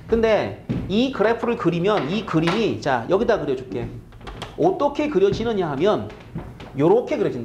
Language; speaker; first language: Korean; native; Korean